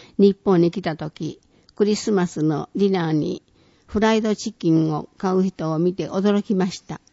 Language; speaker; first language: Japanese; native; Japanese